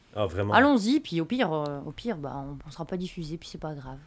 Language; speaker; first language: French; native; French